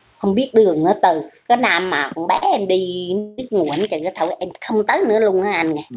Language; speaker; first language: Vietnamese; native; Vietnamese